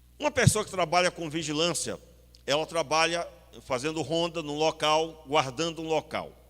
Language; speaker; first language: Portuguese; native; Portuguese